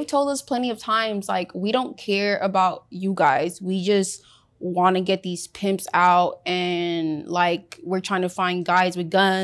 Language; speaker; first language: English; early bilingual, other home language; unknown